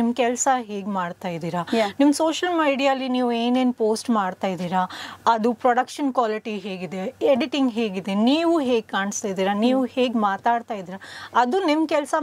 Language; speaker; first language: Kannada; non-native, learner; Punjabi